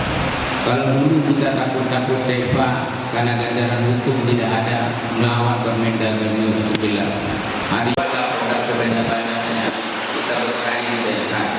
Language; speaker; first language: Indonesian; native; Indonesian